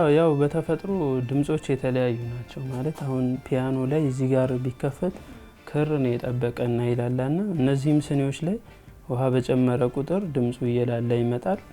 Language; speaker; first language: Amharic; native; Amharic